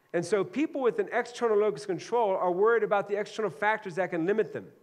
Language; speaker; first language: English; native; English